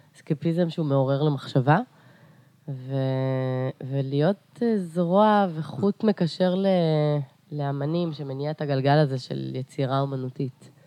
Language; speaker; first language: Hebrew; early bilingual, other home language; Russian